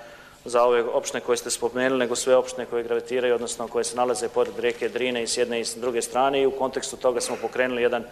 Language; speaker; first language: Croatian; native; Croatian